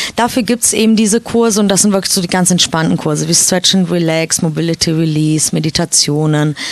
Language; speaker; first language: German; native; German